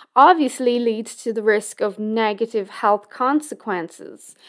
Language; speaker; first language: English; native; English